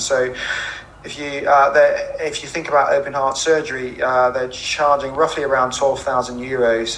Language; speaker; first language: English; non-native, local second language; Akan